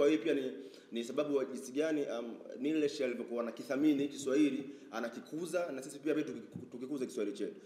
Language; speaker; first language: Swahili; native; Swahili